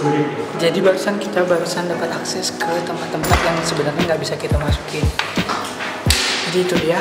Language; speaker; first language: Indonesian; native; Indonesian